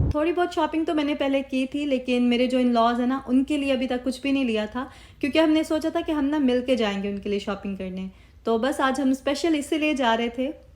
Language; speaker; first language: Urdu; native; Urdu